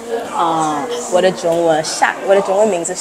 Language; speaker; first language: Chinese; non-native, learner; English